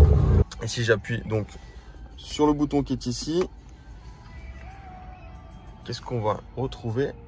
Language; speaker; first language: French; native; French